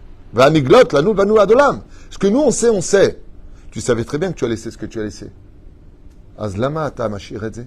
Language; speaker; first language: French; native; French